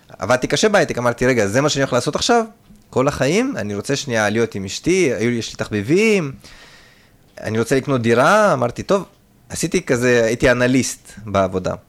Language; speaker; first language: Hebrew; early bilingual, other home language; Russian